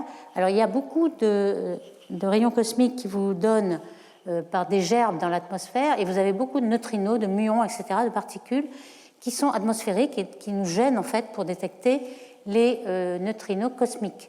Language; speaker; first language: French; native; French